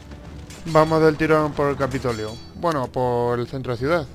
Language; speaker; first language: Spanish; native; Spanish